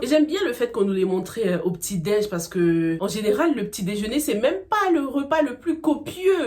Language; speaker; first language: French; native; French